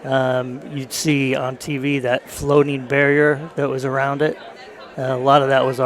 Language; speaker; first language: English; native; English